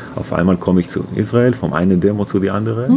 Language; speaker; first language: German; non-native, learner; Hebrew